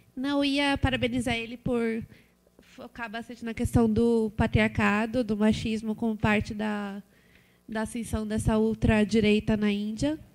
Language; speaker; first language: Portuguese; native; Portuguese